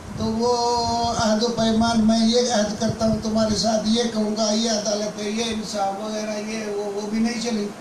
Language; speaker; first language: Urdu; non-native, local second language; Baluchi